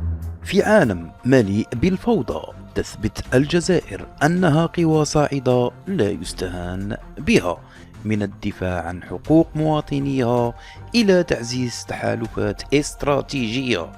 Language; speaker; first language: Arabic; native; Arabic